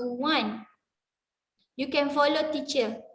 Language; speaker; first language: English; non-native, local second language; Malay